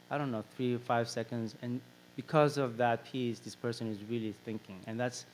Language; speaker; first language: English; non-native, fluent; Korean